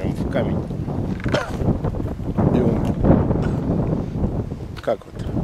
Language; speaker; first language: Russian; native; Russian